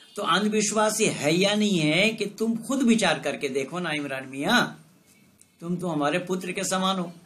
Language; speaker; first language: Hindi; non-native, local second language; Bangla